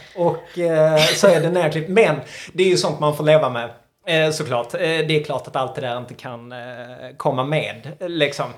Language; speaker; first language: Swedish; native; Swedish